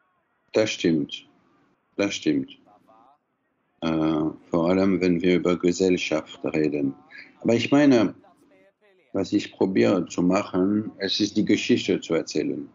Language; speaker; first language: German; non-native, fluent; French